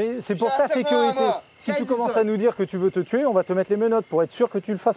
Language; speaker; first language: French; native; French